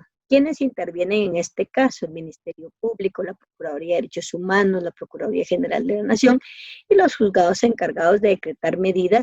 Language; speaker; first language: Spanish; native; Spanish